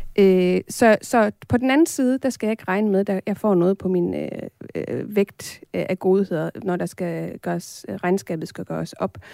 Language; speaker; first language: Danish; early bilingual, other home language; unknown